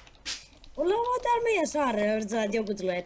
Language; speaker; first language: Finnish; native; Finnish